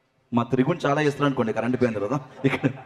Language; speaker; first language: Telugu; native; Telugu